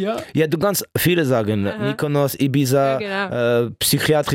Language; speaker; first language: German; non-native, local second language; French